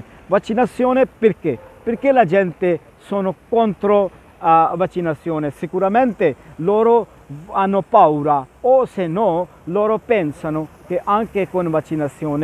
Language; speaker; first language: Italian; non-native, fluent; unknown